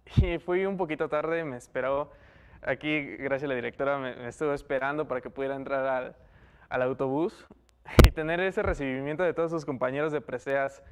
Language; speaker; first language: Spanish; native; Spanish